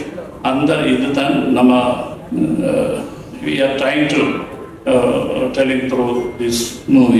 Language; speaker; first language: Tamil; non-native, learner; Malayalam